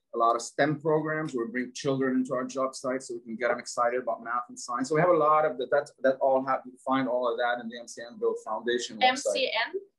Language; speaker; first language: English; non-native, fluent; Arabic